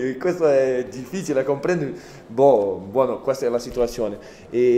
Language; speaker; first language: Italian; non-native, fluent; Portuguese